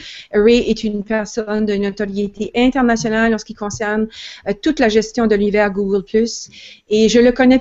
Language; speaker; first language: French; native; French